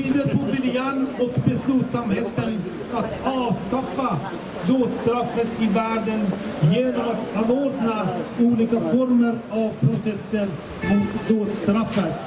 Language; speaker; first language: Swedish; non-native, fluent; Persian